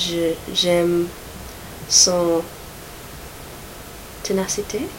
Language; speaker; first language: French; non-native, learner; English